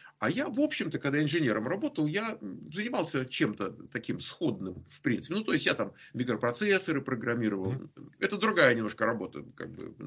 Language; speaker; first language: Russian; native; Russian